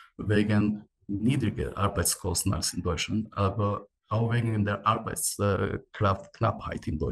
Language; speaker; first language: German; non-native, fluent; Albanian